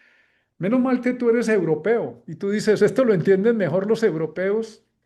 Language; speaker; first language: Spanish; native; Spanish